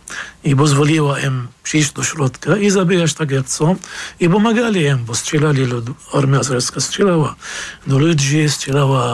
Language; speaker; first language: Polish; non-native, fluent; Arabic